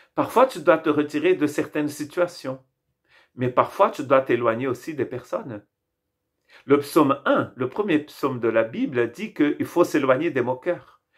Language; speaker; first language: French; non-native, fluent; Portuguese